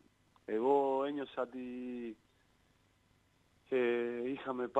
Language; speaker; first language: Greek; non-native, learner; Spanish